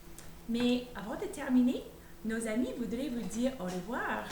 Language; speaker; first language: French; native; French